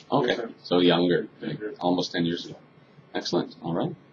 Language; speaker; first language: English; native; English